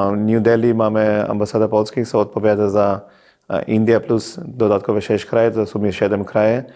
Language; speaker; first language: Polish; non-native, fluent; Hindi